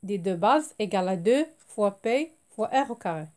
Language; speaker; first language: French; non-native, local second language; Arabic